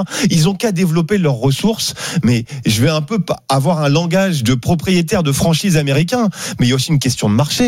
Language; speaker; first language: French; native; French